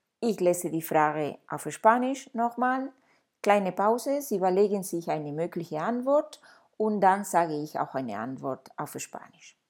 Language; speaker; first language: German; non-native, fluent; Spanish